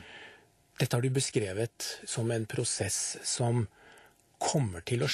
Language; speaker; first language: Norwegian; native; Norwegian